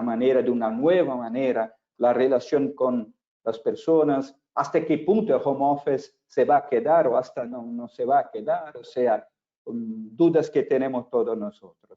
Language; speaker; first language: Spanish; non-native, fluent; Portuguese